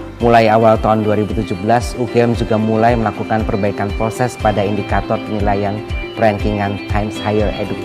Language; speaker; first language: Indonesian; native; Indonesian